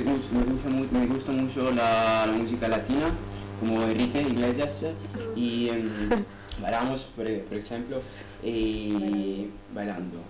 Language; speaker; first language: Spanish; non-native, learner; Italian